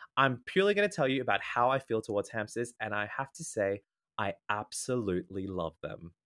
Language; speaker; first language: English; native; English